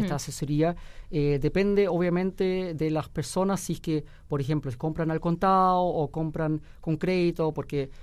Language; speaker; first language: Spanish; early bilingual, heritage; Spanish